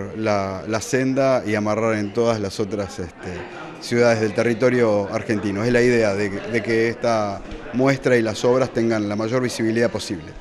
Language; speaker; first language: Spanish; native; Spanish